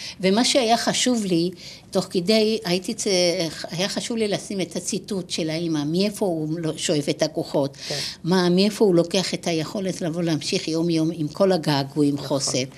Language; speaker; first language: Hebrew; non-native, fluent; Georgian